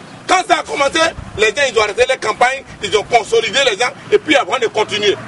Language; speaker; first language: French; non-native, local second language; Bambara